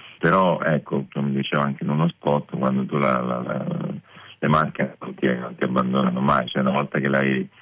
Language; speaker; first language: Italian; native; Italian